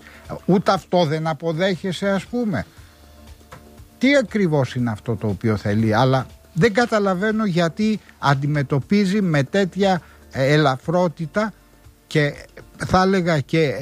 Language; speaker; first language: Greek; native; Greek